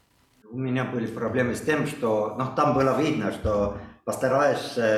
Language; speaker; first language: Russian; non-native, local second language; Estonian